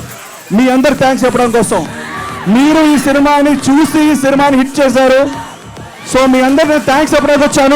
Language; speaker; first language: Telugu; native; Telugu